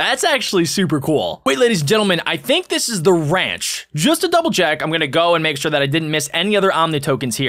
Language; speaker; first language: English; native; English